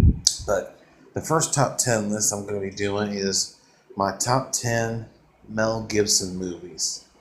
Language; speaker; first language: English; native; English